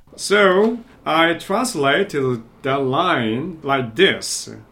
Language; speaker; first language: English; non-native, fluent; Korean